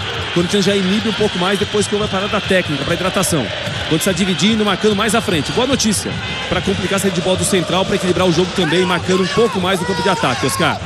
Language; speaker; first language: Portuguese; native; Portuguese